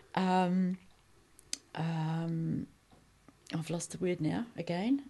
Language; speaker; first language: English; native; English